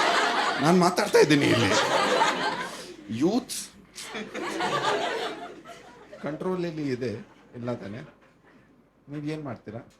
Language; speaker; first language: Kannada; non-native, learner; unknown